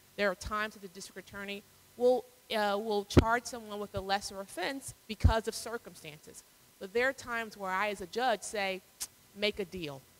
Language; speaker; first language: English; native; English